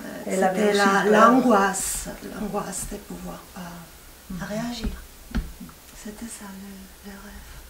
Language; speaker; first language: French; non-native, fluent; Spanish